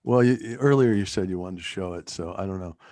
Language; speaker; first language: English; native; English